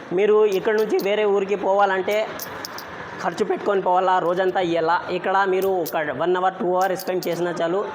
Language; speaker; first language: Telugu; non-native, local second language; Urdu